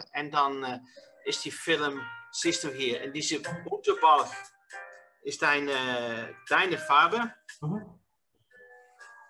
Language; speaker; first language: German; non-native, learner; Dutch